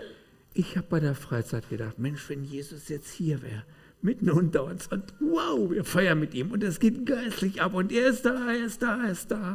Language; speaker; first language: German; native; German